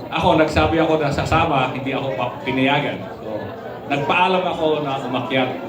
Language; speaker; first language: Filipino; non-native, local second language; Cebuano